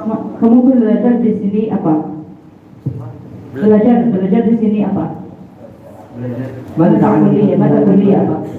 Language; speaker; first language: Indonesian; non-native, learner; Arabic